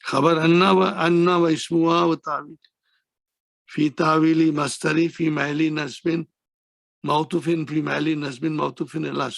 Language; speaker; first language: Arabic; non-native, fluent; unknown